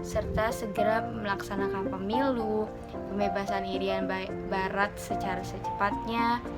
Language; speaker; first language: Indonesian; native; Indonesian